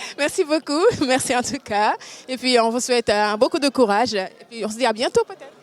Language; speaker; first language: French; non-native, local second language; Wolof